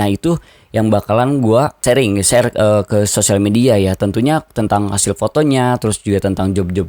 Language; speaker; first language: Indonesian; native; Indonesian